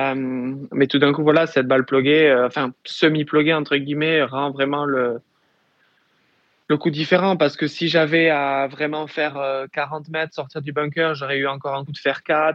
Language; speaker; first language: French; native; French